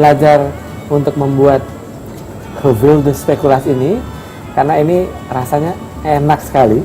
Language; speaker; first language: Indonesian; native; Indonesian